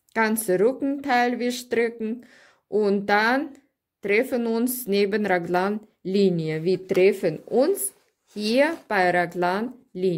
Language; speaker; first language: German; non-native, learner; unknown